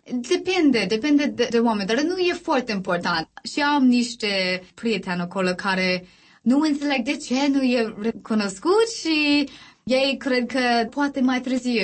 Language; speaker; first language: Romanian; non-native, learner; English